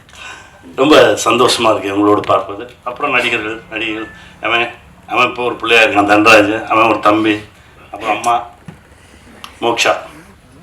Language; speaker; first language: Tamil; native; Tamil